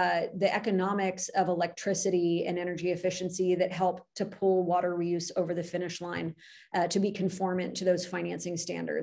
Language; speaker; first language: English; native; English